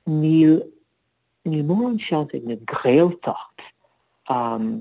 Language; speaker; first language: Irish; non-native, learner; English